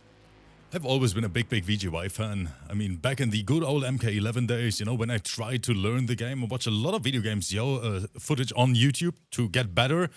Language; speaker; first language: English; native; English